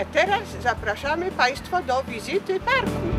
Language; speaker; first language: Polish; early bilingual, heritage; French